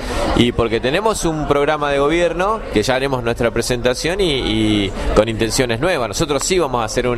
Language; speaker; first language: Spanish; native; Spanish